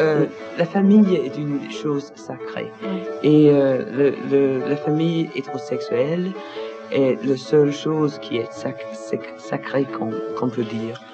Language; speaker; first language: French; non-native, learner; Danish